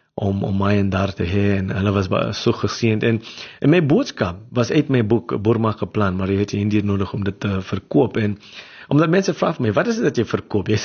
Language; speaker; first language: Afrikaans; non-native, local second language; English